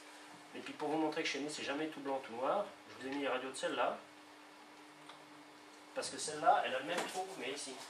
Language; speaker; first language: French; native; French